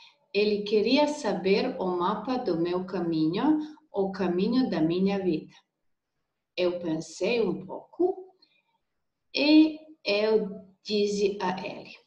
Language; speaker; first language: Portuguese; non-native, learner; Serbian